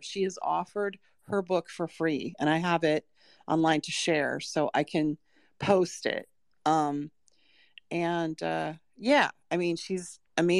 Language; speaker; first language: English; native; English